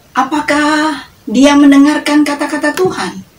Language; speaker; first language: Indonesian; native; Indonesian